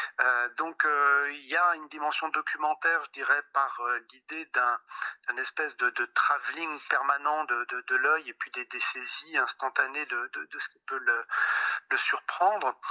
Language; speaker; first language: French; native; French